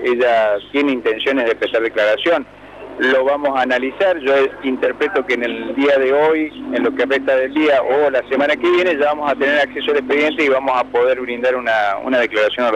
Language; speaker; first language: Spanish; native; Spanish